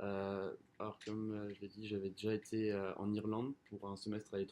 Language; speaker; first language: French; native; French